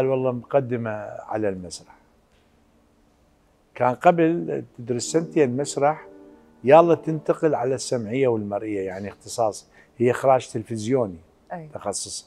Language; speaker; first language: Arabic; native; Arabic